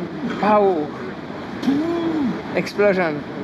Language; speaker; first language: English; non-native, learner; French